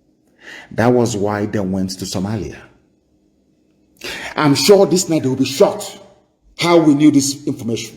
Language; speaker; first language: English; non-native, local second language; Igbo